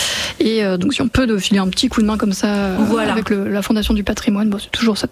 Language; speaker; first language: French; native; French